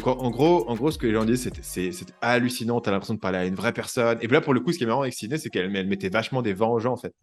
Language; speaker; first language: French; native; French